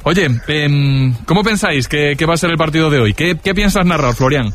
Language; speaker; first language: Spanish; native; Spanish